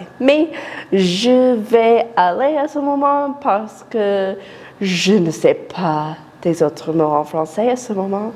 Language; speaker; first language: French; non-native, learner; English